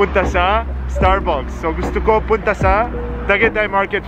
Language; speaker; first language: Filipino; non-native, learner; Arabic